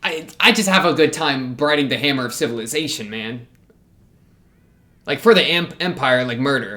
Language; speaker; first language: English; native; English